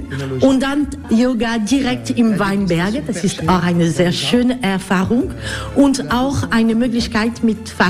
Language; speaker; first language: German; non-native, learner; French